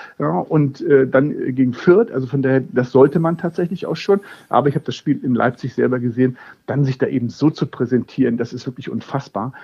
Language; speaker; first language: German; native; German